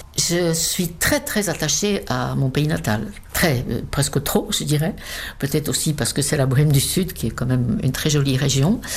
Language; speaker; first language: French; non-native, fluent; Czech